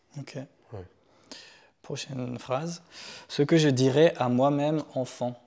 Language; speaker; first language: French; native; French